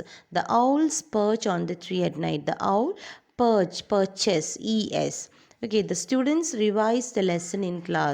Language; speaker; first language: English; non-native, local second language; Malayalam